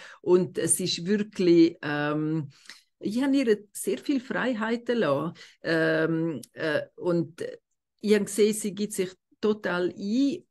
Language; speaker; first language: German; non-native, local second language; Romansh